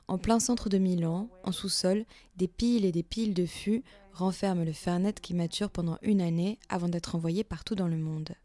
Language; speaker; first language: French; native; French